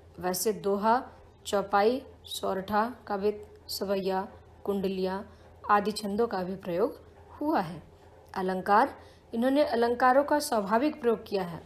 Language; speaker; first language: Hindi; native; Hindi